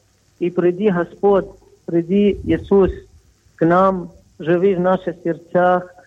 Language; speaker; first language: Russian; non-native, fluent; Arabic